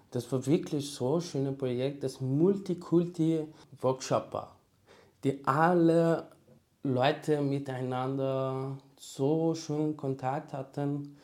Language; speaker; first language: German; non-native, learner; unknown